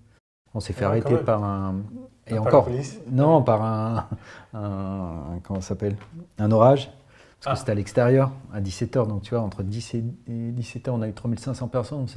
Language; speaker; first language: French; native; French